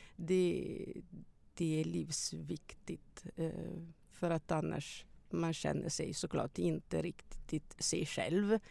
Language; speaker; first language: Swedish; non-native, fluent; Italian